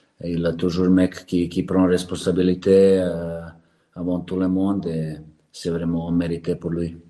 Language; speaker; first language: French; non-native, learner; Serbian